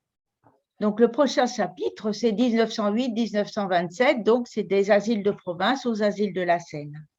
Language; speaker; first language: French; native; French